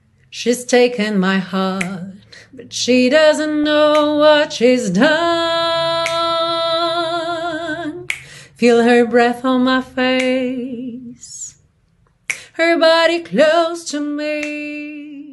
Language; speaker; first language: English; non-native, fluent; Portuguese